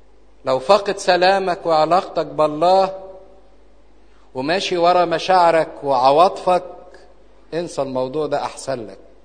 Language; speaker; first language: Arabic; native; Arabic